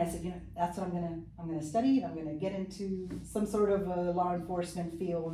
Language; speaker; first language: English; early bilingual, other home language; Spanish